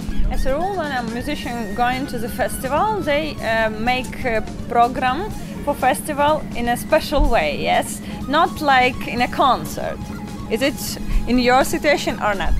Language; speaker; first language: English; non-native, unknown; Ukrainian